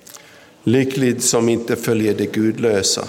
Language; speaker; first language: Swedish; non-native, local second language; Finnish